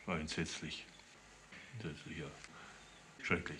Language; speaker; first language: German; native; German